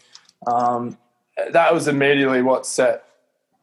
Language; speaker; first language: English; native; English